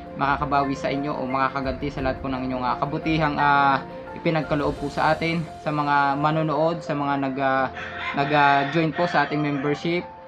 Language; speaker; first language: Filipino; native; Filipino